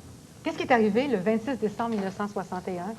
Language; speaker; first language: French; native; French